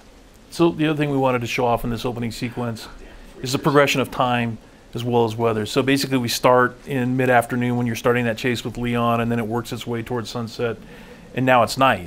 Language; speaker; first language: English; native; English